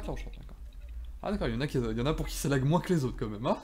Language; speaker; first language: French; native; French